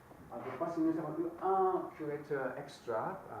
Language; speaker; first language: French; non-native, fluent; English